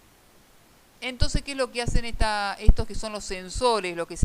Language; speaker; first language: Spanish; native; Spanish